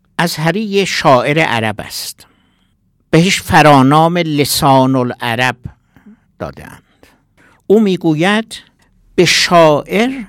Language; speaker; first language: Persian; non-native, local second language; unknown